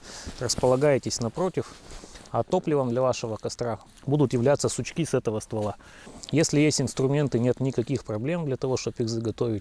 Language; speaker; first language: Russian; native; Russian